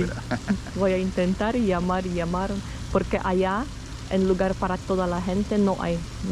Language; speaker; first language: Spanish; non-native, fluent; Portuguese